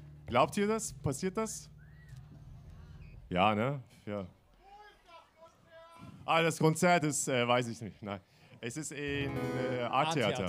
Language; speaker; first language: German; non-native, fluent; Turkish